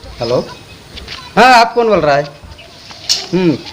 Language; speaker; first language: Hindi; non-native, local second language; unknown